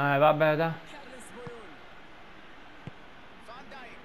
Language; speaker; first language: Italian; native; Italian